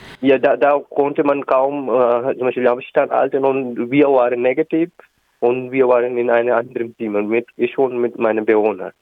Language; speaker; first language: German; non-native, learner; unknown